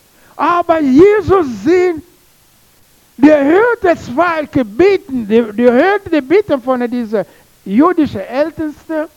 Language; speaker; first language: German; non-native, learner; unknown